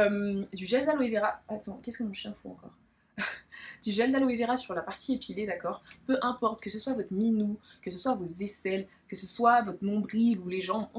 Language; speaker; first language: French; native; French